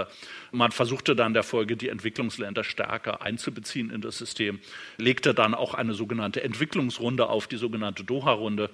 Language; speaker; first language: German; native; German